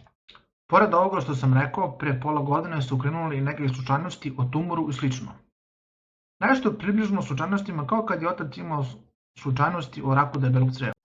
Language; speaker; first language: Bosnian; native; Bosnian